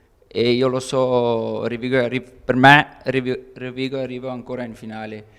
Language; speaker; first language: Italian; non-native, learner; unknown